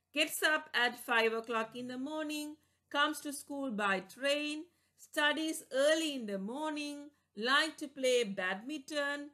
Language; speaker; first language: English; non-native, local second language; Tamil